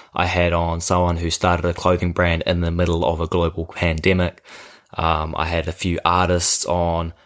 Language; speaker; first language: English; native; English